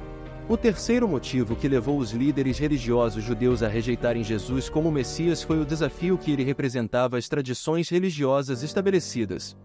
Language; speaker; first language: Portuguese; native; Portuguese